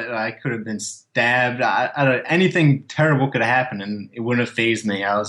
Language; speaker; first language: English; native; English